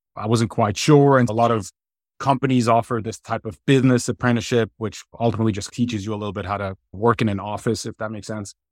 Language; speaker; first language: English; non-native, fluent; German